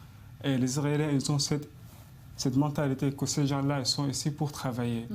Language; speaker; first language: French; non-native, fluent; Arabic